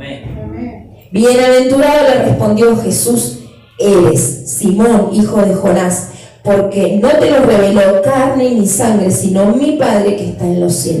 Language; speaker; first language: Spanish; native; Spanish